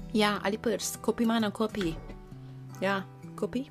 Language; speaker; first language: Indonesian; non-native, learner; Turkish